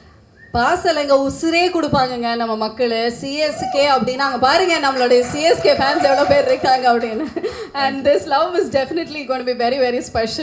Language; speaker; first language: Tamil; native; Tamil